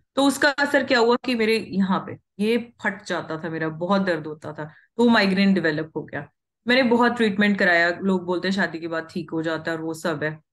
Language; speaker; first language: Hindi; non-native, local second language; Punjabi